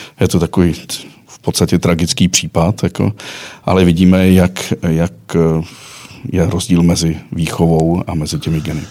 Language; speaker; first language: Czech; native; Czech